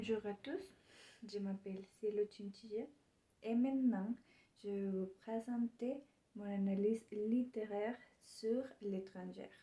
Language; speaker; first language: French; non-native, learner; Spanish